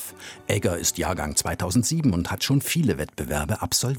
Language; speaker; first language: German; native; German